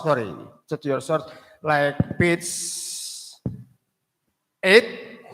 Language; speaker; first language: English; non-native, learner; Indonesian